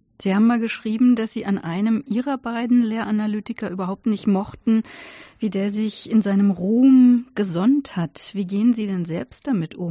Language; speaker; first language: German; native; German